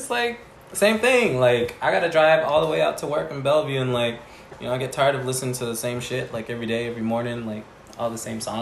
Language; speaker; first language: English; native; English